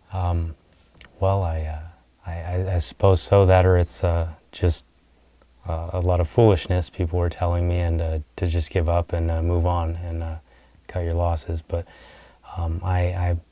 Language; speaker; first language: English; native; English